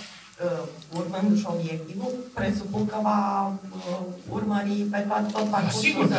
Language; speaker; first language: Romanian; native; Romanian